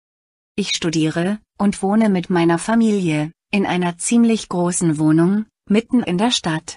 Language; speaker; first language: German; non-native, learner; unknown